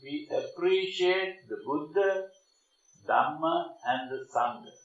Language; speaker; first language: English; non-native, local second language; Sinhala